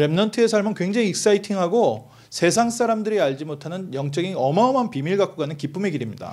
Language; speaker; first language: Korean; native; Korean